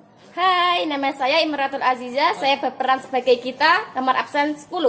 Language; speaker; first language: Indonesian; native; Indonesian